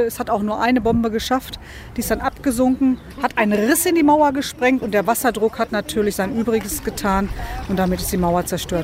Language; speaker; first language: German; native; German